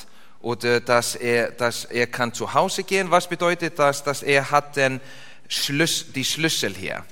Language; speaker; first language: German; non-native, learner; English